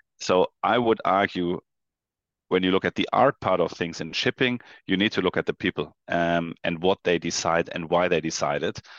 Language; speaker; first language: English; non-native, fluent; German